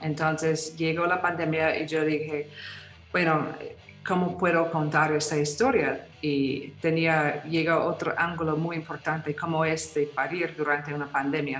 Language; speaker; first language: Spanish; non-native, fluent; English